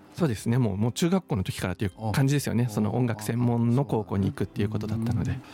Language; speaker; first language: Japanese; native; Japanese